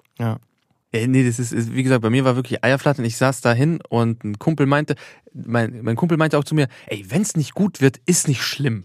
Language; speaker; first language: German; early bilingual, other home language; Albanian